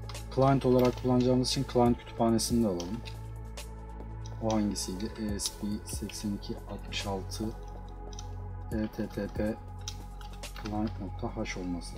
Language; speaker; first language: Turkish; native; Turkish